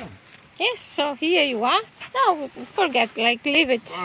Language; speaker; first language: English; non-native, fluent; Polish